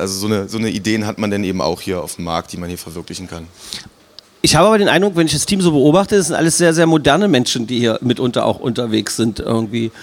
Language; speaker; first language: German; native; German